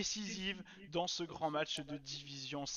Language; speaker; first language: French; native; French